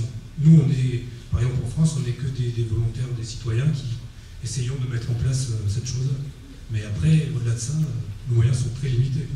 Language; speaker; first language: French; native; French